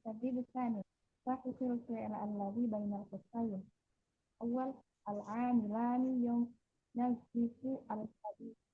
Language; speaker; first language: Arabic; non-native, learner; Indonesian